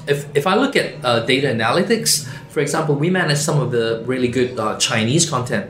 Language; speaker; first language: English; non-native, local second language; Chinese